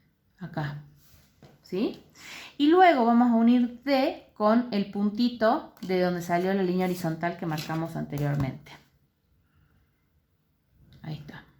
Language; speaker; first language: Spanish; native; Spanish